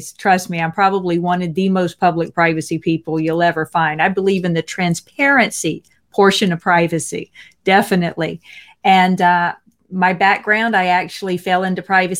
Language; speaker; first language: English; native; English